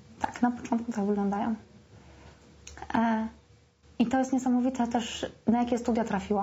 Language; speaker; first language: Polish; native; Polish